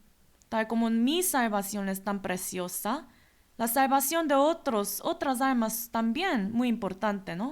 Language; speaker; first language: Spanish; non-native, fluent; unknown